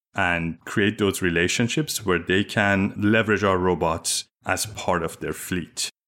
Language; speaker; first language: English; early bilingual, other home language; Persian